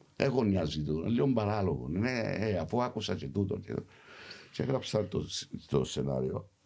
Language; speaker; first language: Greek; early bilingual, heritage; Greek